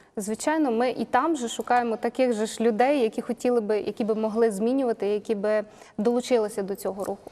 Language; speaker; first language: Ukrainian; native; Ukrainian